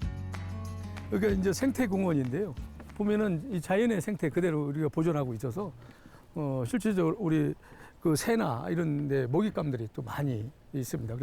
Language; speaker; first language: Korean; native; Korean